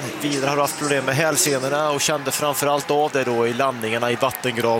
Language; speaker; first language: Swedish; native; Swedish